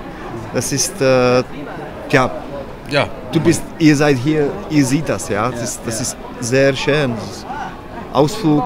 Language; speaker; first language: German; non-native, learner; Czech